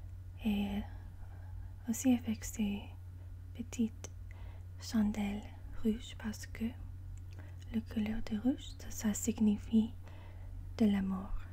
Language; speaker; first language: French; non-native, learner; English